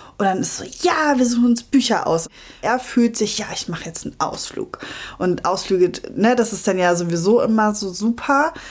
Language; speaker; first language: German; native; German